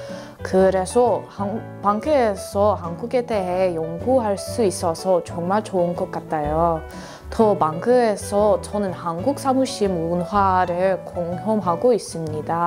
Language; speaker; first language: Korean; non-native, fluent; English